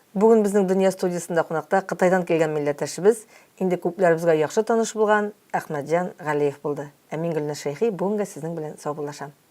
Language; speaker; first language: Tatar; native; Tatar